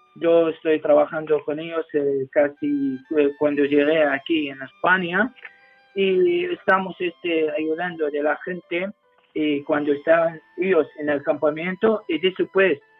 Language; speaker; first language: Spanish; non-native, fluent; Arabic